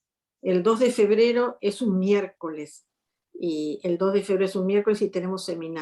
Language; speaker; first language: Spanish; native; Spanish